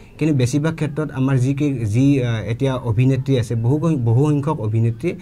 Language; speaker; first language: Assamese; native; Assamese